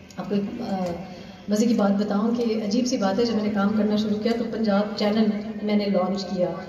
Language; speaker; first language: Urdu; non-native, local second language; Pashto